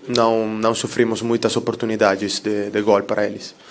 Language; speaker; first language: Portuguese; non-native, fluent; Italian